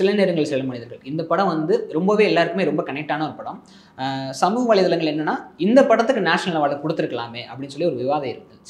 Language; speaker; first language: Tamil; native; Tamil